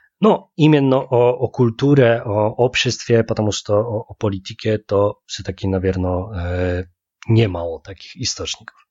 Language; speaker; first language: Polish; non-native, learner; Russian